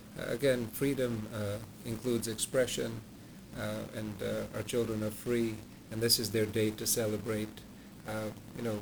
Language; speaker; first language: English; non-native, local second language; Punjabi